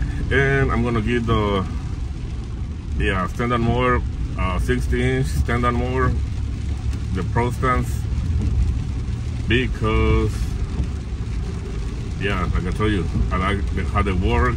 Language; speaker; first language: English; early bilingual, other home language; Spanish